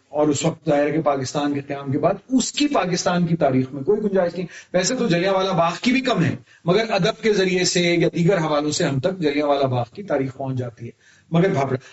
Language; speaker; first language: Urdu; native; Urdu